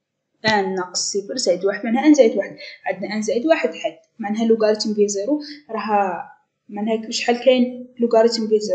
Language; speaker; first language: Arabic; native; Arabic